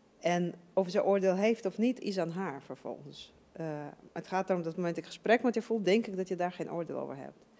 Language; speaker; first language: Dutch; non-native, fluent; Russian